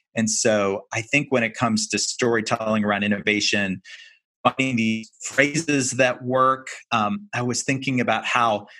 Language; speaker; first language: English; native; English